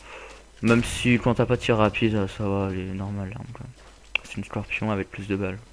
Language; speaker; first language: French; native; French